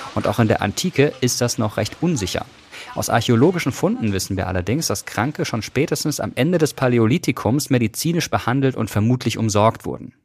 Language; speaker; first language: German; native; German